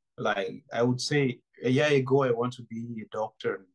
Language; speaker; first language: English; non-native, local second language; Ganda